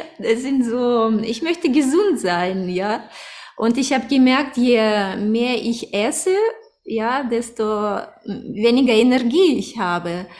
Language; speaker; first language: German; non-native, fluent; Russian